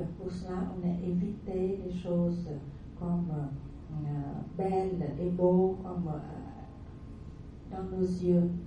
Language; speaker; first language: French; non-native, learner; Vietnamese